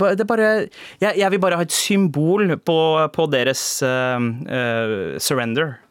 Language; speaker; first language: Norwegian; early bilingual, other home language; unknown